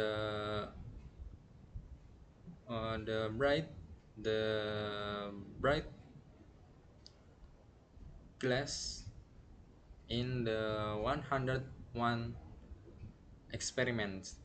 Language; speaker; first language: English; non-native, learner; Indonesian